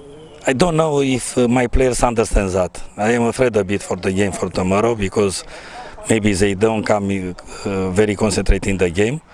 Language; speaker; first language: English; non-native, learner; Romanian